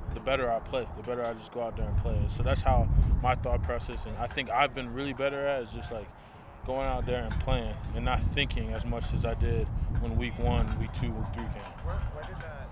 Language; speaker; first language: English; native; English